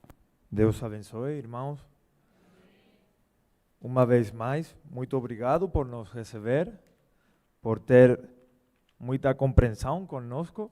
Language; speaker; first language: Portuguese; non-native, learner; Spanish